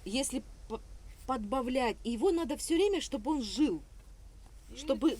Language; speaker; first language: Russian; native; Russian